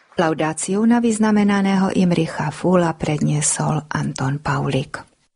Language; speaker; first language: Slovak; early bilingual, heritage; Slovak